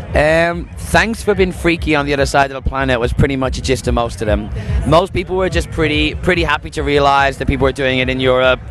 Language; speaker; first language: English; native; English